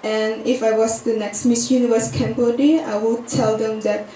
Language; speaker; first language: English; non-native, learner; Khmer